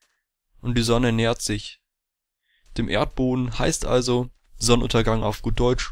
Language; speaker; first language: German; native; German